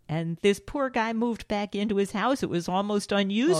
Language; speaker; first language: English; native; English